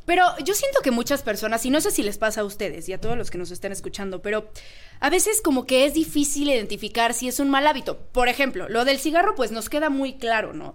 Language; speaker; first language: Spanish; native; Spanish